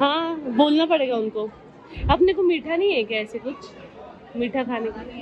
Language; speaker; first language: Hindi; non-native, local second language; Marathi